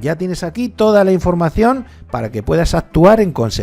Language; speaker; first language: Spanish; native; Spanish